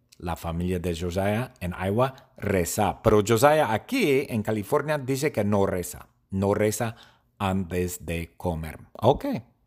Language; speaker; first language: Spanish; non-native, learner; English